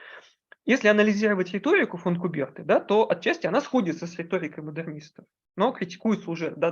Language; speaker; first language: Russian; native; Russian